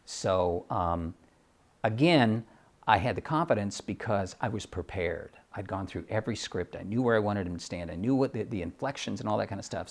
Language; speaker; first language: English; native; English